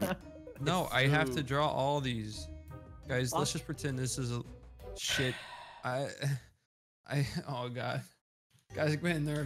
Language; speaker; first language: English; native; English